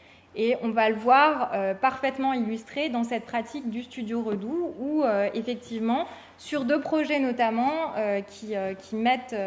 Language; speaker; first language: French; native; French